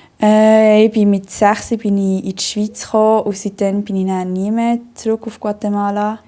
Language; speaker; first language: German; early bilingual, other home language; Spanish